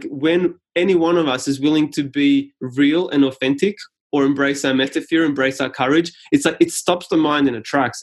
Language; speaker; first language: English; non-native, local second language; Serbian